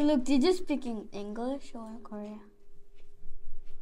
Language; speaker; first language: English; non-native, learner; Korean